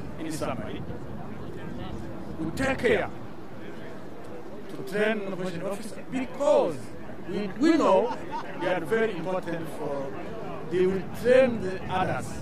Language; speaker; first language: English; non-native, learner; Rundi